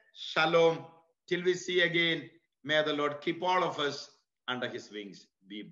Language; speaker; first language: English; non-native, local second language; Malayalam